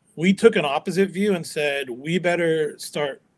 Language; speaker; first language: English; native; English